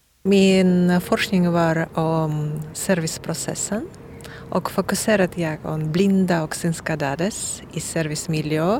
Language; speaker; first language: Swedish; non-native, learner; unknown